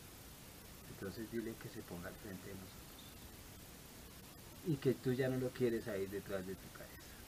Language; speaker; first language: Spanish; native; Spanish